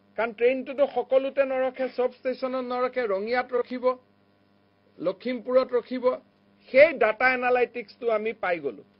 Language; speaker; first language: Assamese; native; Assamese